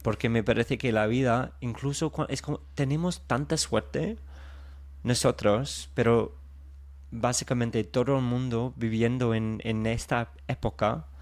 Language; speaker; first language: Spanish; non-native, fluent; English